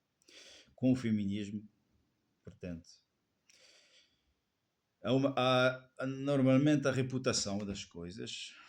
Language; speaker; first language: Portuguese; non-native, fluent; French